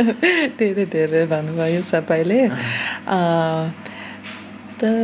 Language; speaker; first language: Nepali; non-native, learner; German